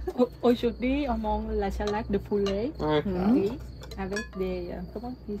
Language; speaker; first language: French; non-native, learner; Vietnamese